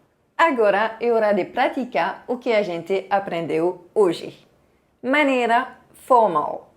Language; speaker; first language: Portuguese; non-native, fluent; French